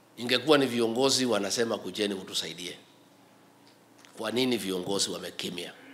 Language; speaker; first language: Swahili; non-native, local second language; Kikuyu